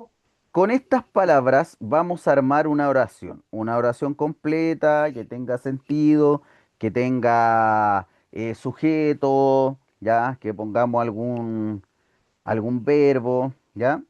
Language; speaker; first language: Spanish; native; Spanish